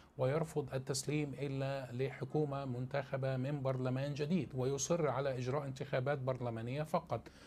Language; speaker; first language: Arabic; native; Arabic